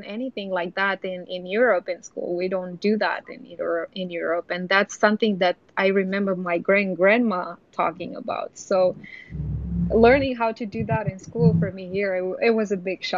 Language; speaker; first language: English; non-native, fluent; Romanian